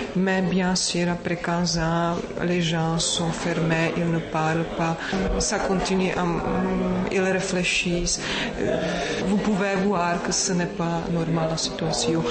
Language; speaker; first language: French; non-native, learner; Czech